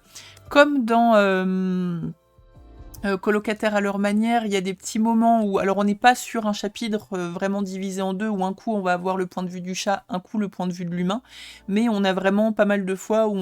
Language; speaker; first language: French; native; French